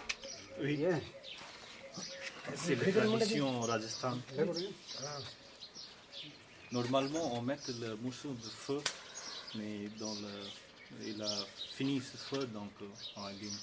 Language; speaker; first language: French; non-native, learner; Hindi